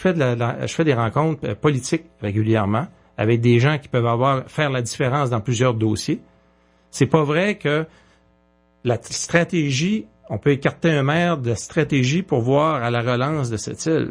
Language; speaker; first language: French; native; French